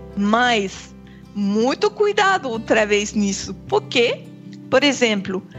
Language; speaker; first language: Portuguese; non-native, fluent; English